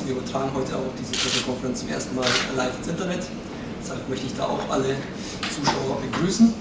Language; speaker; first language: German; native; German